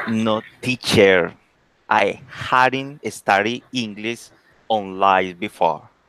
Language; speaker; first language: English; non-native, learner; Spanish